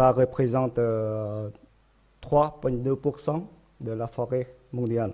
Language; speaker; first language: French; non-native, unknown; Vietnamese